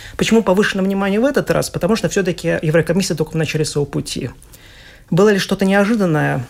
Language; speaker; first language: Russian; native; Russian